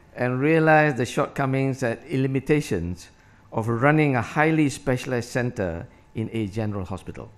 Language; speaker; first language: English; non-native, local second language; Malay